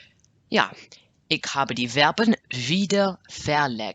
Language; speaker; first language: German; non-native, learner; English